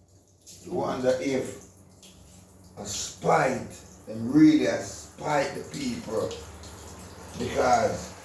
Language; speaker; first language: English; non-native, local second language; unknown